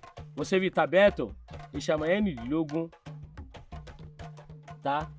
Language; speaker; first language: Portuguese; non-native, learner; Yoruba